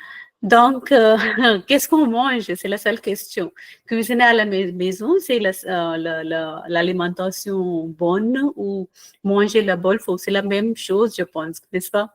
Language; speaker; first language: French; non-native, fluent; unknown